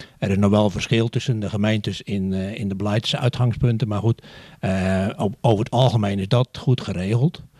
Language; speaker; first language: Dutch; native; Dutch